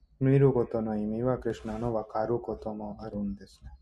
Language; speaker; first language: Japanese; non-native, learner; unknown